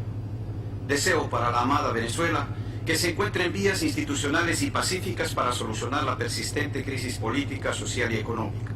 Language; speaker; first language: Spanish; native; Spanish